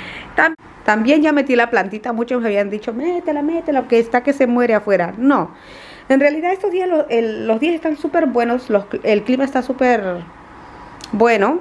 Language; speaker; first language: Spanish; native; Spanish